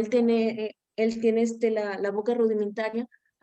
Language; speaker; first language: Spanish; native; Spanish